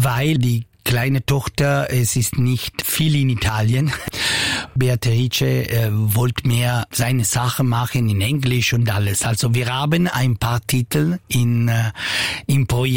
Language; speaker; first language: German; non-native, local second language; Italian